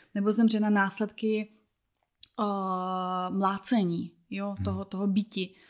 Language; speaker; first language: Czech; non-native, fluent; Russian